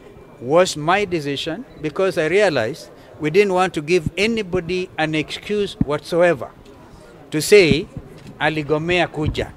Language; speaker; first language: English; non-native, local second language; Kamba